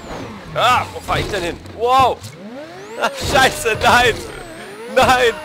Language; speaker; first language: German; native; German